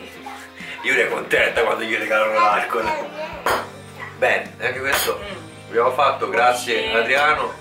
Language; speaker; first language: Italian; native; Italian